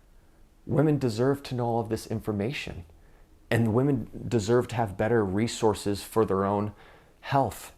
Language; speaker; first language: English; native; English